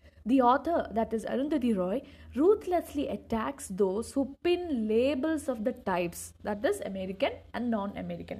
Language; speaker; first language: English; non-native, local second language; Malayalam